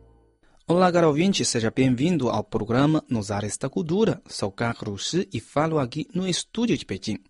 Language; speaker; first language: Portuguese; non-native, fluent; Chinese